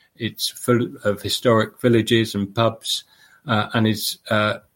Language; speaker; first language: English; native; English